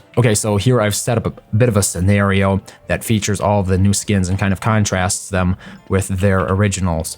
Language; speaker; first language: English; native; English